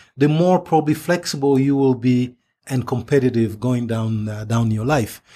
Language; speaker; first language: English; non-native, fluent; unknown